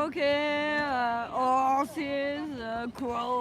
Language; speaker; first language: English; non-native, learner; French